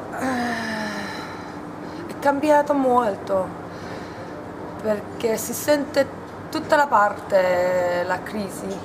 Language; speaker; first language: Italian; non-native, learner; Hungarian